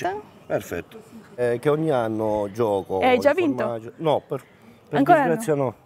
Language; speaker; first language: Italian; non-native, fluent; German